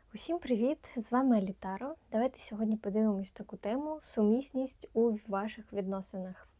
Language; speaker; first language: Ukrainian; non-native, local second language; Russian